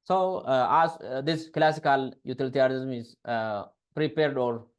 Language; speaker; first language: English; non-native, local second language; Amharic